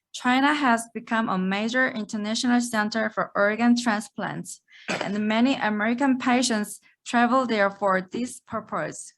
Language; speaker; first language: English; non-native, fluent; Korean